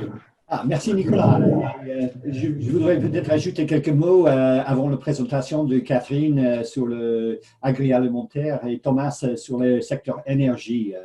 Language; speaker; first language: French; non-native, fluent; English